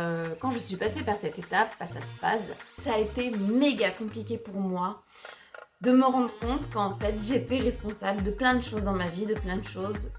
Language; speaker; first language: French; native; French